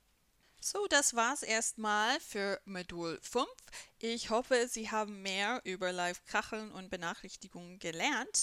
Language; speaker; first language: German; non-native, fluent; English